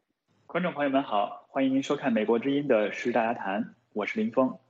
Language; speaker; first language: Chinese; native; Chinese